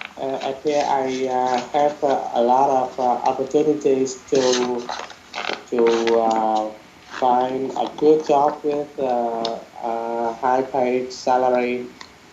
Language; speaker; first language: English; non-native, learner; Vietnamese